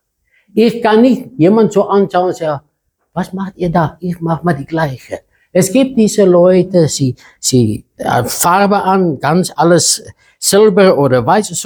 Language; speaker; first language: German; non-native, fluent; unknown